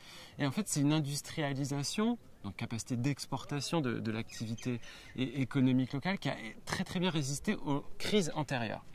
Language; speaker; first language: French; native; French